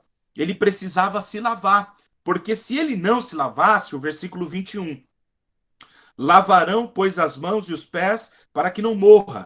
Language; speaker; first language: Portuguese; native; Portuguese